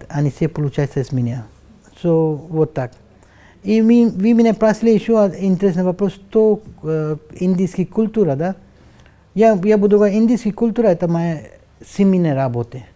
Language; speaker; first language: Russian; non-native, learner; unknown